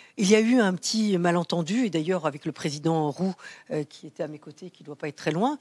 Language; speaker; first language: French; native; French